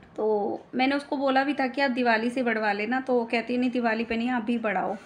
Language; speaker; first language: Hindi; native; Hindi